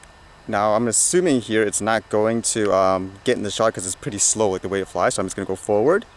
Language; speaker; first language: English; native; English